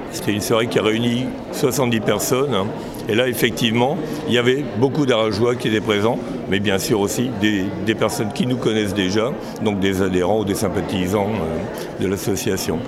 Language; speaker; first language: French; native; French